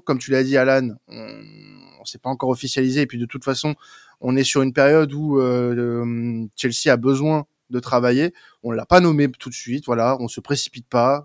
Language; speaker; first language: French; native; French